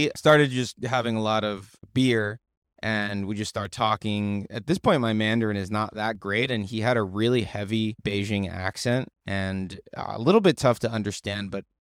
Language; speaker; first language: English; native; English